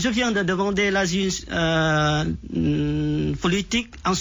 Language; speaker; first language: French; non-native, fluent; Vietnamese